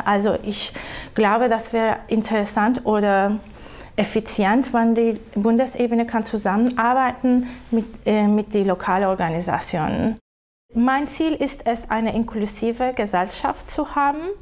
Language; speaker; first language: German; non-native, fluent; Turkish